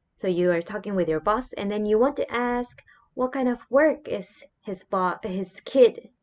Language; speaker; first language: English; non-native, fluent; Japanese